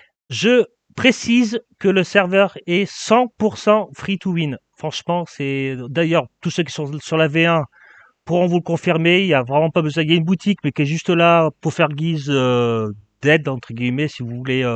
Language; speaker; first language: French; native; French